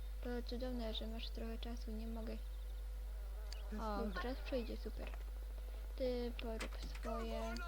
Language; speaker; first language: Polish; native; Polish